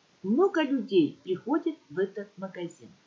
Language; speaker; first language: Russian; non-native, local second language; Kyrgyz